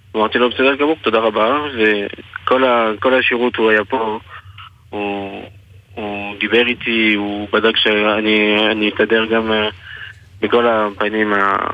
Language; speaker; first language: Hebrew; non-native, fluent; French